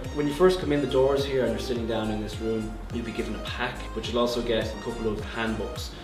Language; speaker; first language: English; native; English